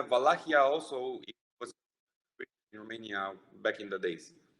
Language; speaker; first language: English; non-native, fluent; Romanian